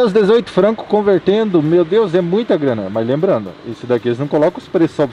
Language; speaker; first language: Portuguese; native; Portuguese